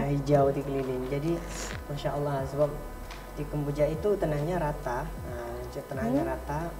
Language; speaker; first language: Indonesian; non-native, learner; Eastern Cham